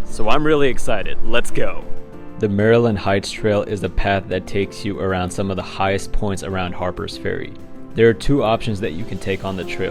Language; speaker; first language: English; native; English